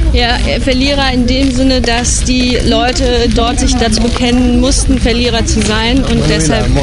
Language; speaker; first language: German; native; German